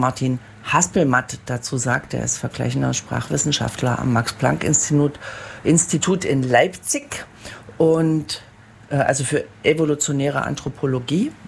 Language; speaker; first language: German; native; German